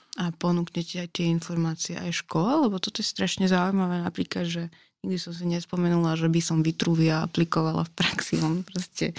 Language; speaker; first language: Slovak; native; Slovak